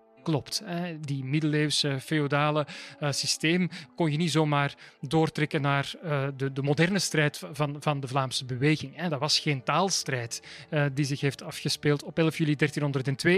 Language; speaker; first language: Dutch; native; Dutch